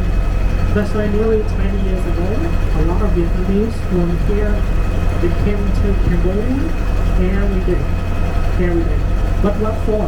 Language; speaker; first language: English; non-native, learner; Vietnamese